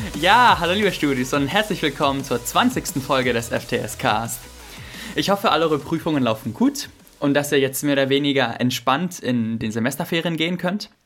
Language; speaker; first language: German; native; German